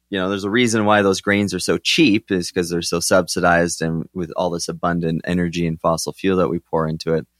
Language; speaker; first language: English; native; English